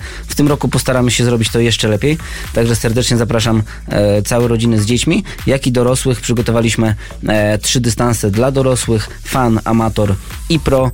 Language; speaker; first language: Polish; native; Polish